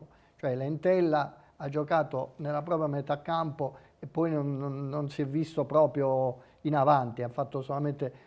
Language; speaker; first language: Italian; native; Italian